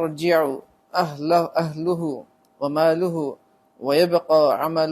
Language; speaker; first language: Arabic; non-native, learner; Urdu